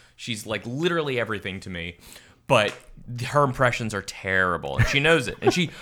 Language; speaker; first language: English; native; English